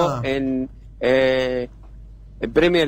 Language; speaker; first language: Spanish; non-native, learner; Arabic